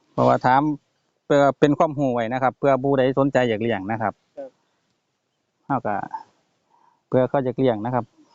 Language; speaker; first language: Thai; native; Thai